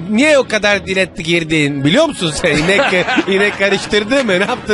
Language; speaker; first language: Turkish; non-native, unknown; Italian